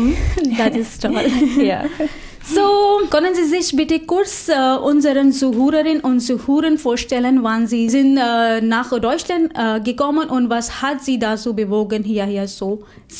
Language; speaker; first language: German; non-native, fluent; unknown